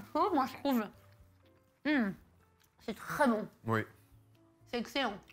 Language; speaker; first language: French; native; French